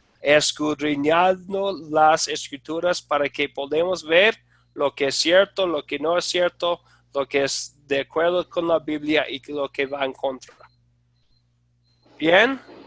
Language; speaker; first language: Spanish; non-native, fluent; English